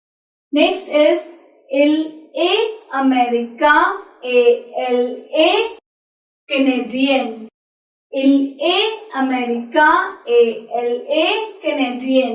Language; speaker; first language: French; non-native, fluent; Hindi